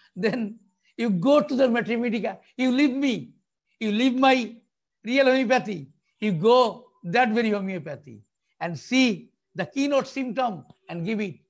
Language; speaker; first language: English; non-native, local second language; Bangla